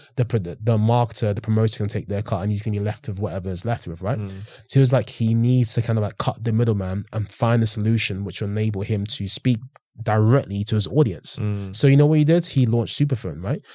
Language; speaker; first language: English; native; English